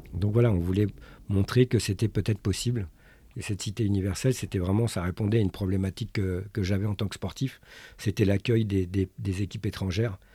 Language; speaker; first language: French; early bilingual, other home language; Arabic